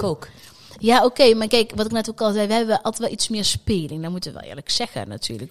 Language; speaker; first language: Dutch; early bilingual, other home language; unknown